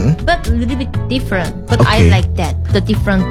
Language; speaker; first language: English; non-native, learner; Korean